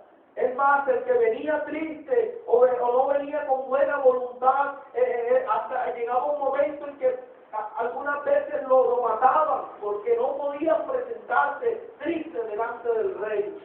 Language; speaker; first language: Spanish; native; Spanish